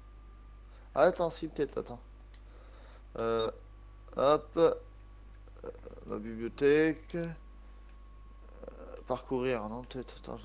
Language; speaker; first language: French; native; French